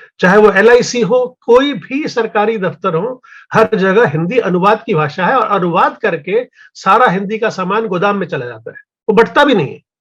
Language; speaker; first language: Hindi; native; Hindi